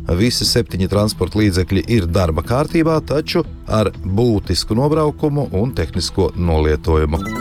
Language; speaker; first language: Latvian; native; Latvian